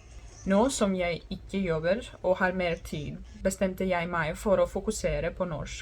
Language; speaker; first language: Norwegian; non-native, learner; Greek